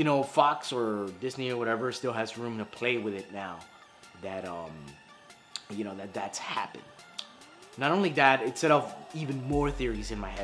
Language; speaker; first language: English; native; English